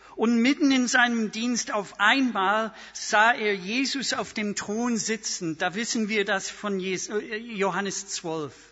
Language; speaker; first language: German; non-native, fluent; English